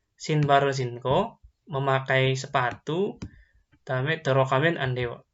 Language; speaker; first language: Korean; non-native, fluent; Indonesian